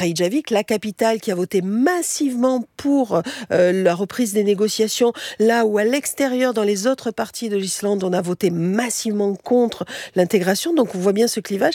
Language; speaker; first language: French; native; French